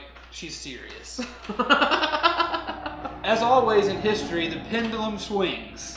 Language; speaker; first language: English; native; English